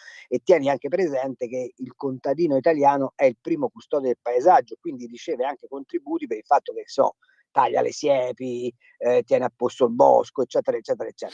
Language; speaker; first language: Italian; native; Italian